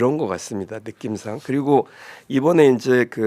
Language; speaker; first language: Korean; native; Korean